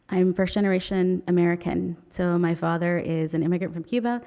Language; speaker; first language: English; native; English